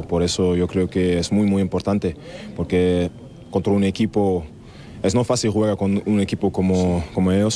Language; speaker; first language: Spanish; non-native, learner; German